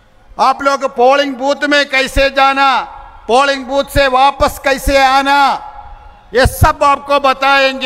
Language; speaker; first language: Hindi; non-native, local second language; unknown